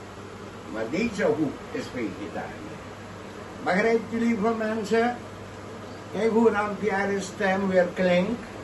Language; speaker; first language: Dutch; non-native, local second language; Caribbean Hindustani